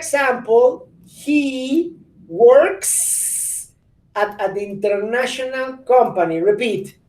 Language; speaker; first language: English; non-native, fluent; Spanish